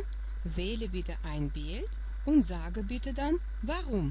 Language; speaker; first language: German; non-native, fluent; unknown